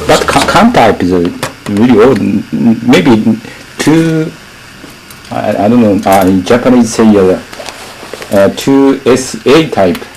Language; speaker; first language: English; non-native, learner; Japanese